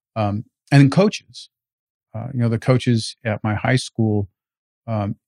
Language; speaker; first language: English; native; English